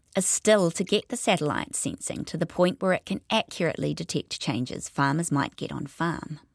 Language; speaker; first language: English; native; English